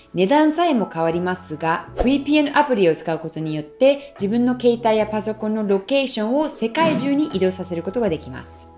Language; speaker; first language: Japanese; non-native, fluent; English